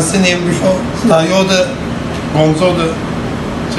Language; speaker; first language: Chinese; non-native, learner; Turkish